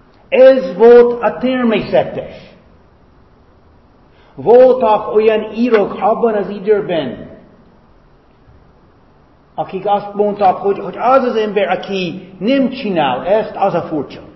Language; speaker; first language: Hungarian; non-native, fluent; English